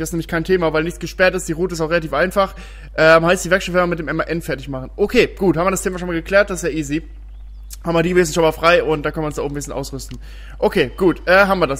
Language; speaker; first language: German; native; German